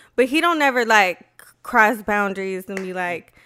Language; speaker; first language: English; native; English